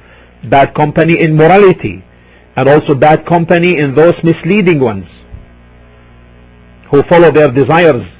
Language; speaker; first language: English; non-native, fluent; Arabic